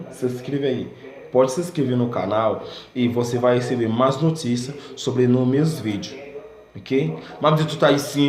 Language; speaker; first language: Portuguese; non-native, fluent; Haitian Creole